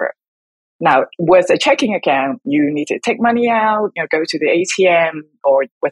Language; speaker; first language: English; non-native, local second language; Cantonese